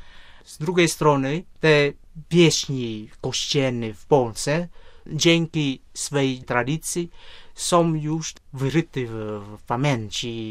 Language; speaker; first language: Polish; non-native, fluent; Vietnamese